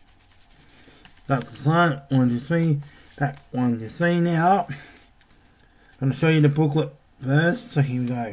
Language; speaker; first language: English; native; English